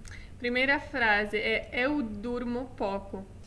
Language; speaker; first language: Portuguese; non-native, fluent; Polish